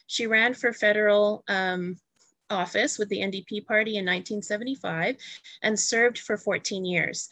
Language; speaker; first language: English; native; English